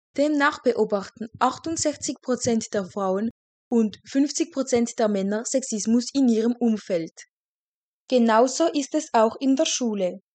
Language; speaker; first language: German; non-native, fluent; French